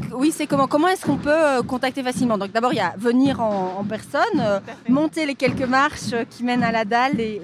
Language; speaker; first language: French; native; French